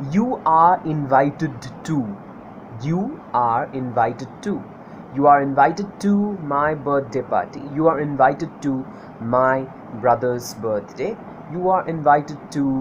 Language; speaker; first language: English; non-native, local second language; Bangla